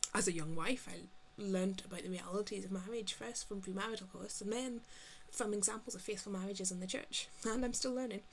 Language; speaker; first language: English; native; English